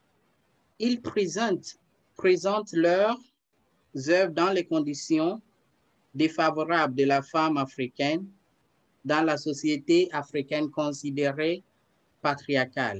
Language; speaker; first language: French; non-native, fluent; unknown